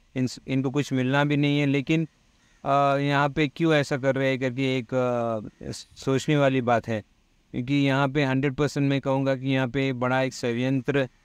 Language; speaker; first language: Hindi; non-native, local second language; Malayalam